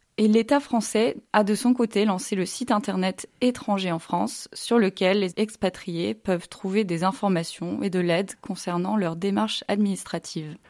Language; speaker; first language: French; early bilingual, other home language; English